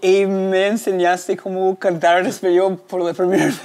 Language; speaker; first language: Spanish; non-native, fluent; English